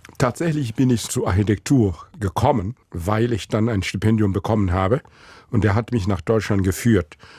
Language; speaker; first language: German; non-native, fluent; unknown